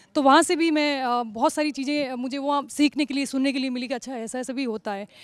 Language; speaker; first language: Hindi; native; Hindi